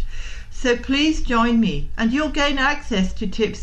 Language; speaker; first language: English; native; English